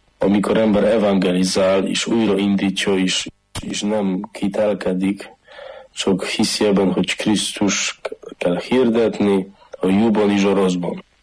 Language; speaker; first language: Hungarian; non-native, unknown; Polish